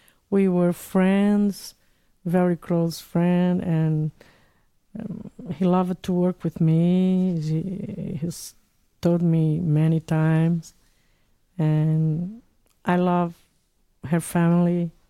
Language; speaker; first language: English; non-native, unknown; Portuguese